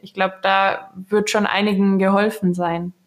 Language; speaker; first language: German; native; German